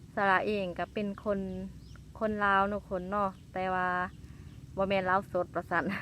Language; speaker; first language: Lao; non-native, local second language; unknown